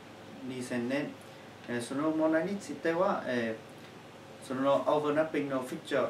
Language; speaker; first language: Japanese; non-native, learner; Chinese